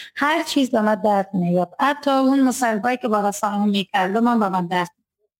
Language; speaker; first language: Persian; native; Persian